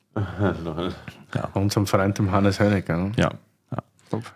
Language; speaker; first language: German; native; German